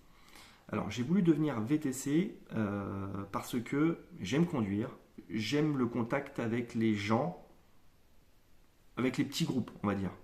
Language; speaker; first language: French; native; French